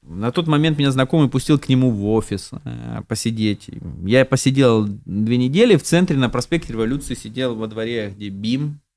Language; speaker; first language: Russian; native; Russian